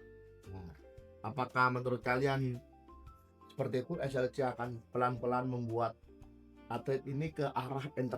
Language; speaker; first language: Indonesian; native; Indonesian